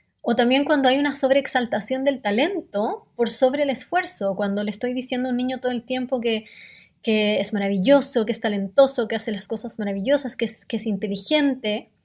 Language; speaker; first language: Spanish; native; Spanish